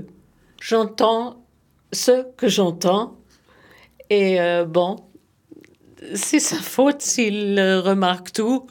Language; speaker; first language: French; non-native, fluent; German